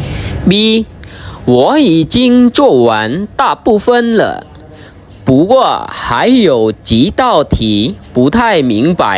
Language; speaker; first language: Chinese; non-native, fluent; Khmer